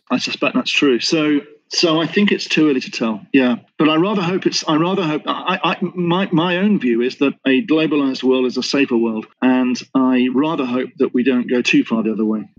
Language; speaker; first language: English; native; English